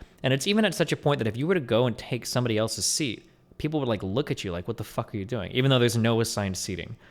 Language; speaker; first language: English; native; English